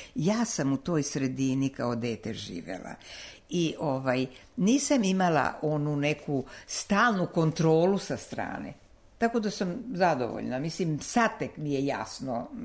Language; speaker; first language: Serbian; non-native, local second language; Slovak